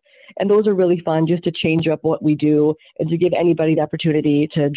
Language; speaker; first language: English; native; English